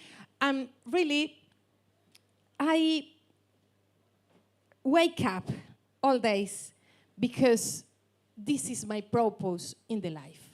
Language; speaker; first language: English; non-native, learner; Spanish